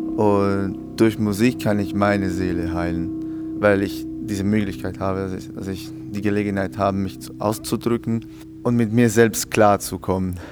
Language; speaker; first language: German; non-native, fluent; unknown